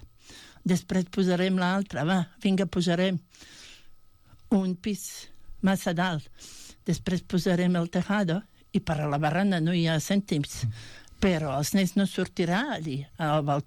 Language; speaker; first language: Catalan; non-native, fluent; Bosnian